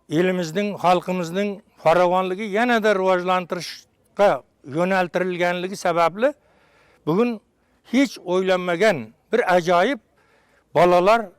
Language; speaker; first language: Uzbek; native; Uzbek